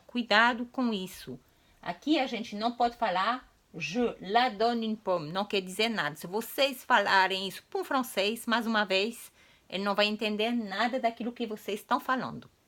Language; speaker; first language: Portuguese; non-native, fluent; French